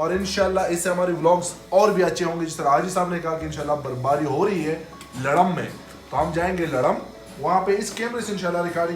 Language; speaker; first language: Hindi; non-native, local second language; Pashto